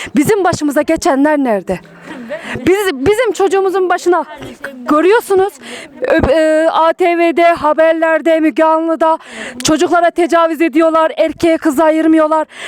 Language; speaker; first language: Turkish; native; Turkish